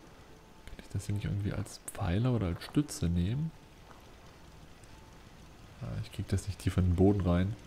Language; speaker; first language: German; native; German